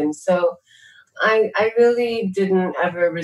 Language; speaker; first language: English; early bilingual, other home language; Tamil